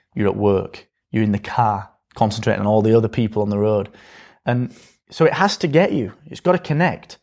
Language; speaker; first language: English; native; English